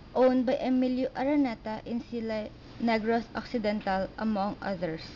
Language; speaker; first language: English; non-native, local second language; Filipino